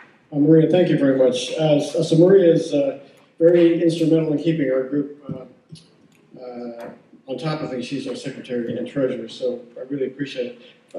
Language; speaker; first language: English; native; English